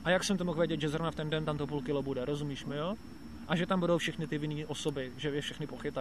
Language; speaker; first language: Czech; native; Czech